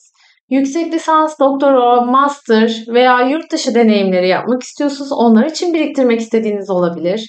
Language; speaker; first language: Turkish; native; Turkish